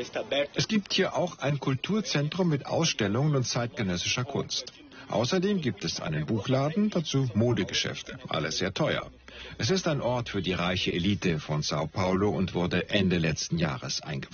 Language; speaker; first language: German; non-native, fluent; Portuguese